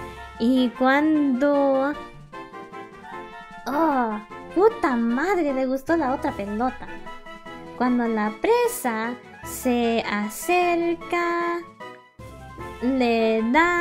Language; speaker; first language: Spanish; early bilingual, heritage; English